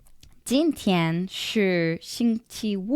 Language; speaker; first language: Chinese; non-native, learner; English